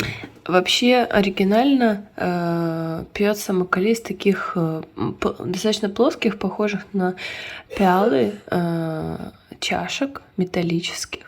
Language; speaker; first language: Russian; non-native, fluent; Ukrainian